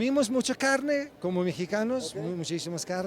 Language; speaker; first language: Spanish; non-native, fluent; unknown